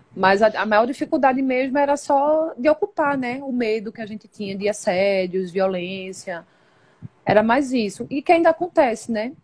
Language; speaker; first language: Portuguese; native; Portuguese